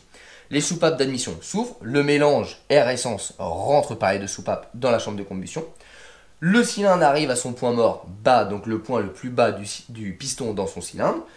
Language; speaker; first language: French; native; French